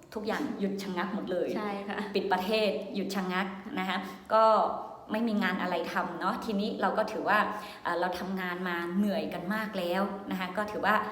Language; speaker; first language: Thai; non-native, fluent; Burmese